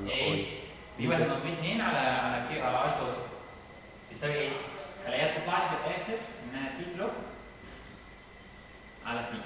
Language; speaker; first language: Arabic; native; Arabic